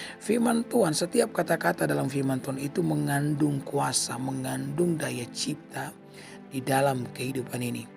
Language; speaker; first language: Indonesian; native; Indonesian